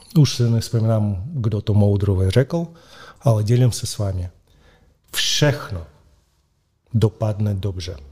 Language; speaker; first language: Czech; non-native, fluent; Russian